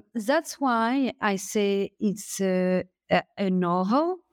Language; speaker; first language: English; non-native, fluent; French